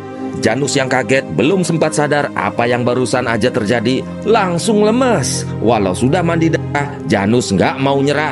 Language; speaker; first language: Indonesian; native; Indonesian